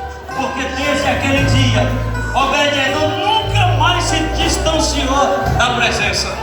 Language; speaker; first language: Portuguese; native; Portuguese